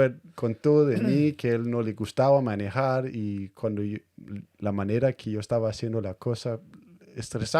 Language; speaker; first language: Spanish; non-native, fluent; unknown